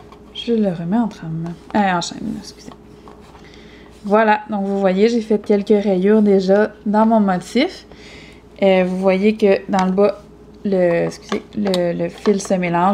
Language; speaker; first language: French; native; French